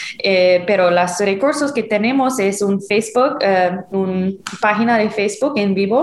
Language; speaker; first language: Spanish; non-native, fluent; English